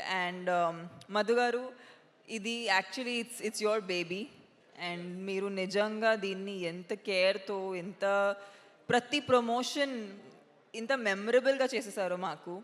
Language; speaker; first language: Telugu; non-native, fluent; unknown